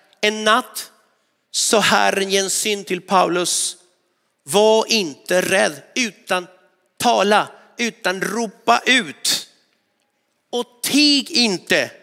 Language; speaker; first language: Swedish; non-native, fluent; Spanish